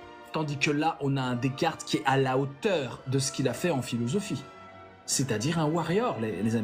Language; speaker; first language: French; native; French